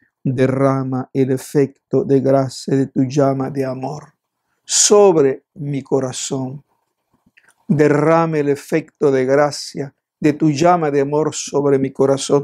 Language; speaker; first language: Spanish; native; Spanish